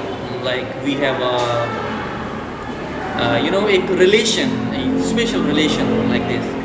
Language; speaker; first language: English; non-native, fluent; Urdu